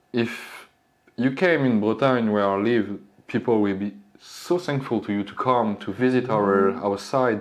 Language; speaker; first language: English; non-native, learner; French